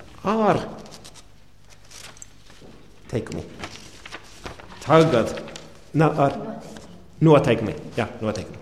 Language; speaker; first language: Latvian; non-native, learner; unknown